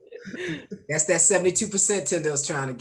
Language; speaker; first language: English; native; English